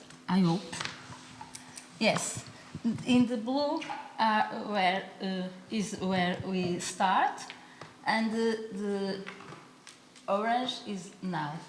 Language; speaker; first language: English; non-native, learner; Portuguese